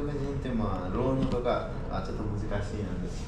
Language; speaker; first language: Japanese; non-native, fluent; Nepali